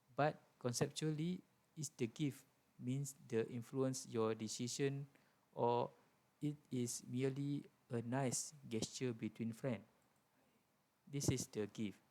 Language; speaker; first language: English; non-native, local second language; Malay